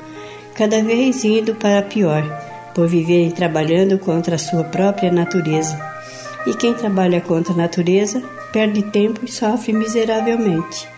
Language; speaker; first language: Portuguese; native; Portuguese